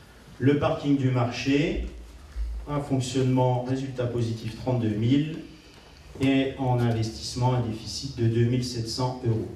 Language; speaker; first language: French; native; French